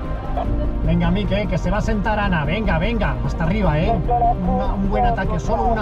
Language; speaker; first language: Spanish; native; Spanish